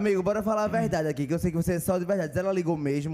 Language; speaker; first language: Portuguese; native; Portuguese